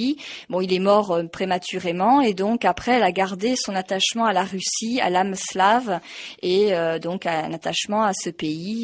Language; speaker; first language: French; native; French